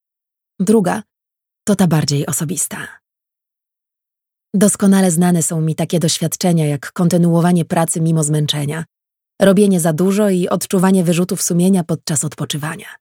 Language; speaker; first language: Polish; native; Polish